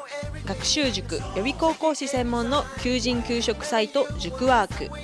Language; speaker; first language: Japanese; native; Japanese